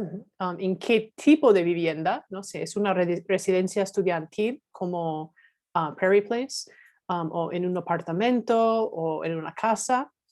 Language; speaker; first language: Spanish; non-native, fluent; English